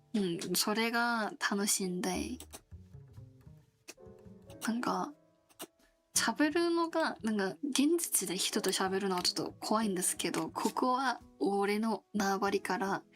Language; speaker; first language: Japanese; non-native, learner; Korean